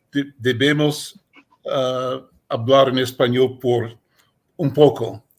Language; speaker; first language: Spanish; non-native, fluent; English